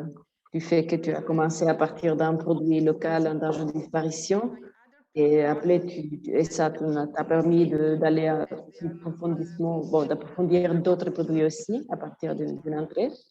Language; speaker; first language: French; non-native, fluent; Italian